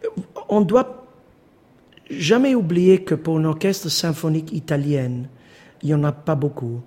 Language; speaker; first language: French; non-native, fluent; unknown